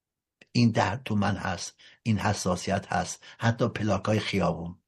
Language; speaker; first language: Persian; native; Persian